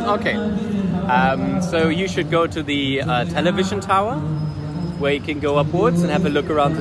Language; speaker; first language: English; non-native, fluent; German